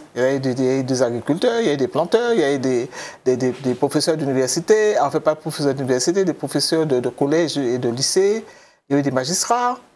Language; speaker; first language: French; native; French